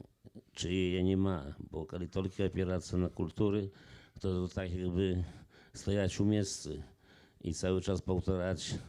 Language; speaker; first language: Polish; non-native, local second language; Belarusian